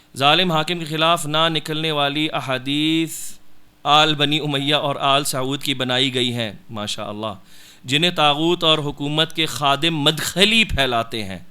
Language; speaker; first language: Urdu; non-native, local second language; Punjabi